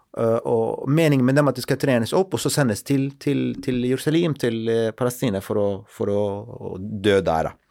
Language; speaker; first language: Norwegian; non-native, fluent; Arabic